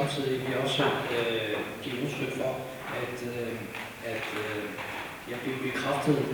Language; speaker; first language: Danish; non-native, fluent; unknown